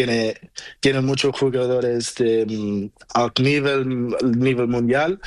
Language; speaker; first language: Spanish; non-native, learner; Portuguese